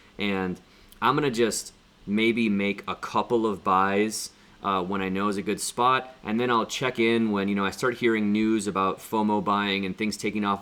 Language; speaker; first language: English; native; English